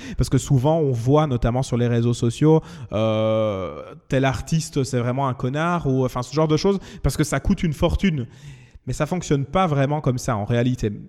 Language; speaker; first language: French; native; French